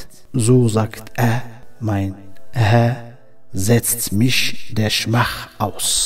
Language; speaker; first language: German; non-native, fluent; Arabic